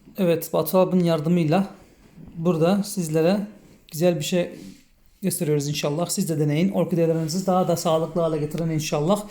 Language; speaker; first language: Turkish; native; Turkish